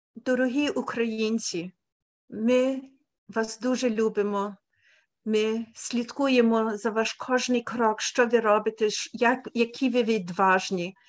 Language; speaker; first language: Ukrainian; early bilingual, heritage; Ukrainian